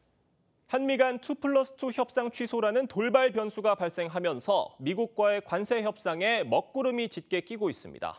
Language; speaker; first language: Korean; native; Korean